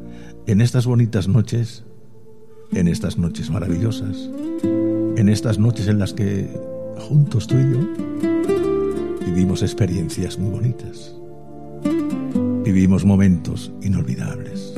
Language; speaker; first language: Spanish; native; Spanish